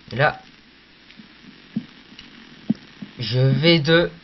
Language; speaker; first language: French; native; French